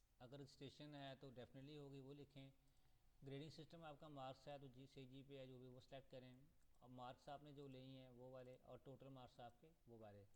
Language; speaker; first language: Urdu; non-native, local second language; Punjabi